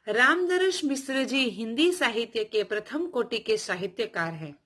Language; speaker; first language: Hindi; non-native, local second language; Gujarati